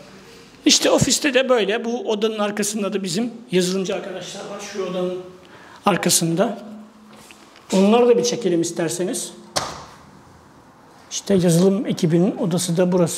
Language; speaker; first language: Turkish; native; Turkish